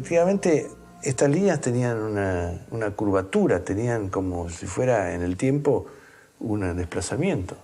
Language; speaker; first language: Spanish; native; Spanish